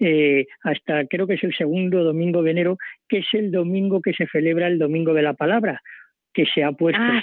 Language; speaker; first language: Spanish; native; Spanish